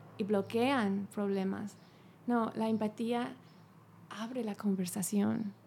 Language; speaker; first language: Spanish; non-native, fluent; English